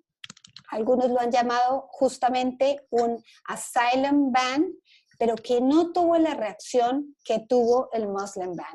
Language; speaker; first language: Spanish; native; Spanish